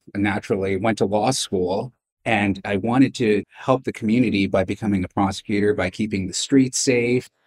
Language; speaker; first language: English; native; English